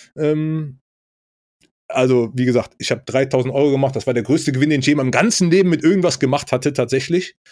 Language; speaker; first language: German; native; German